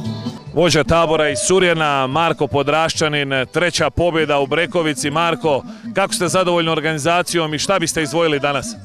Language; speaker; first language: Serbian; native; Serbian